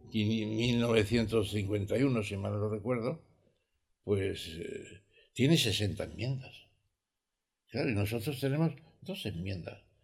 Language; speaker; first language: Spanish; native; Spanish